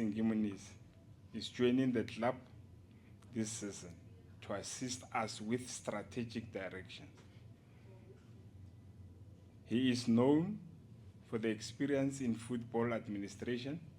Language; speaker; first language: English; non-native, local second language; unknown